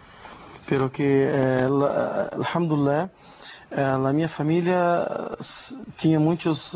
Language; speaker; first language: Spanish; non-native, learner; Portuguese